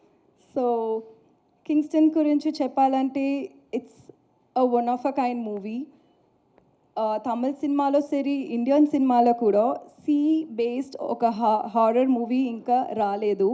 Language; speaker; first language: Telugu; non-native, learner; Tamil